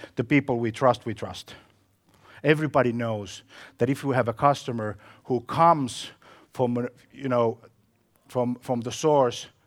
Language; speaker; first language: English; non-native, fluent; Finnish